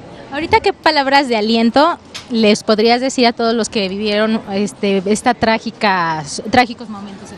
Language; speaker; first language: Spanish; native; Spanish